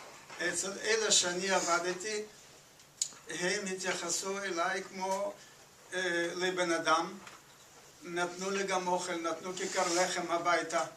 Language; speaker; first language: Hebrew; non-native, fluent; Yiddish